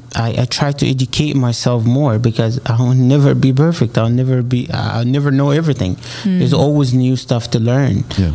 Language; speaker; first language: English; non-native, fluent; Arabic